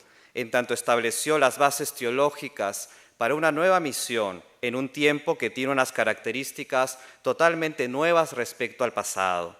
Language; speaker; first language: Spanish; native; Spanish